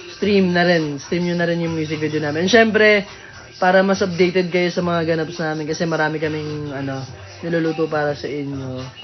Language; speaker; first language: Filipino; native; Filipino